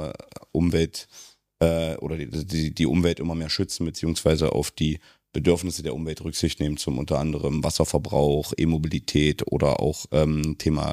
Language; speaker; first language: German; native; German